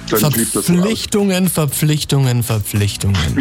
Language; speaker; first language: German; native; German